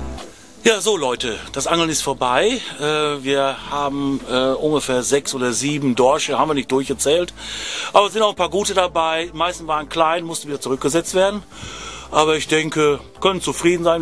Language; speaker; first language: German; native; German